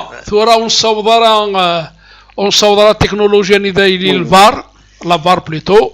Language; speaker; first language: French; non-native, local second language; Kabyle